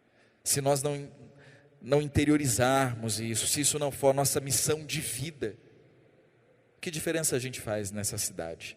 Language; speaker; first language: Portuguese; native; Portuguese